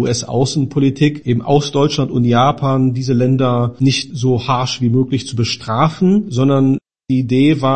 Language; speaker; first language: German; native; German